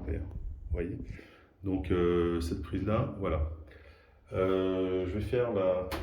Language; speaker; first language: French; native; French